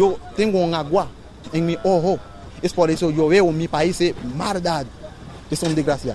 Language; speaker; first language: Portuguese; non-native, learner; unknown